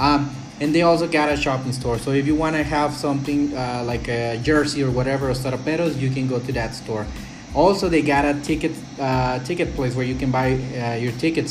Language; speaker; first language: English; non-native, fluent; Spanish